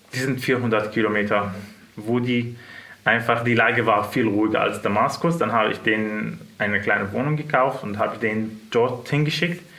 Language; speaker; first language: German; non-native, fluent; Arabic